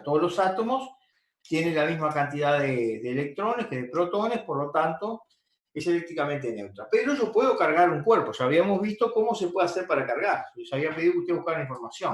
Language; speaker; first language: Spanish; native; Spanish